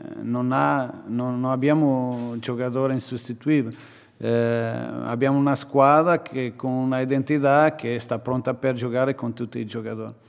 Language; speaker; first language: Italian; non-native, learner; Portuguese